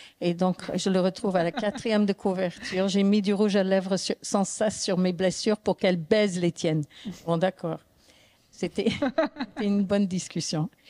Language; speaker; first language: French; non-native, fluent; English